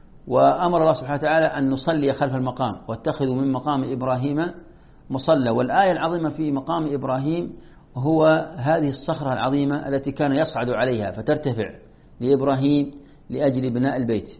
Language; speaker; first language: Arabic; native; Arabic